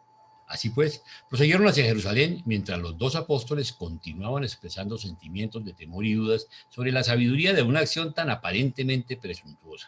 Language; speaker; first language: Spanish; native; Spanish